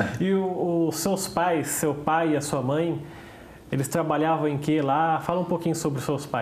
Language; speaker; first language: Portuguese; native; Portuguese